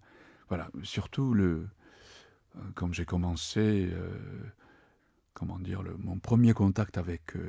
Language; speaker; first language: French; non-native, fluent; Japanese